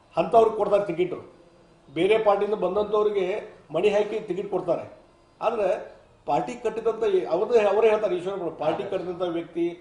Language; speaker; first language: Kannada; native; Kannada